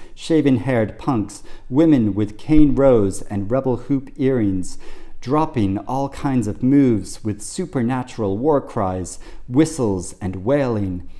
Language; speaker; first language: English; native; English